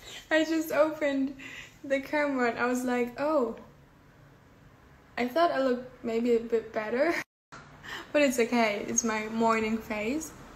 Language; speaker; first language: English; non-native, fluent; German